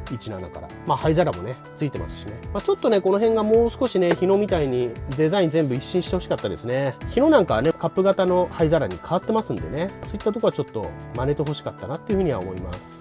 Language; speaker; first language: Japanese; native; Japanese